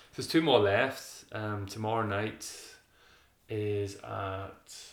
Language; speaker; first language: English; native; English